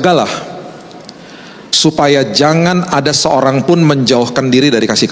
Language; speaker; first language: Indonesian; native; Indonesian